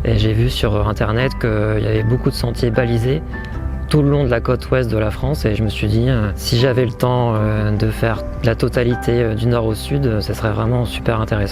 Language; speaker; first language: French; native; French